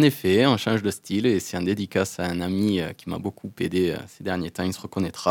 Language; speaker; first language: French; native; French